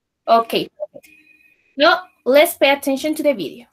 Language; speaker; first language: English; non-native, fluent; Spanish